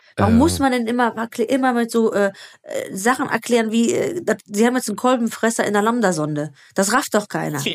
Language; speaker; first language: German; early bilingual, other home language; Greek